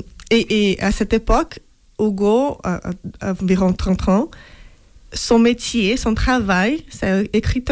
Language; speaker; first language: French; non-native, fluent; Portuguese